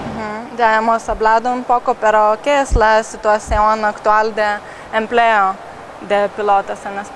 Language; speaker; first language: Spanish; non-native, learner; Lithuanian